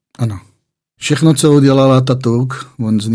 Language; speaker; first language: Czech; non-native, fluent; Hebrew